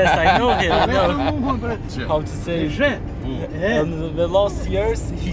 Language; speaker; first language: English; non-native, learner; Albanian